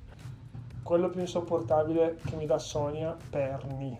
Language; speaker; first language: Italian; native; Italian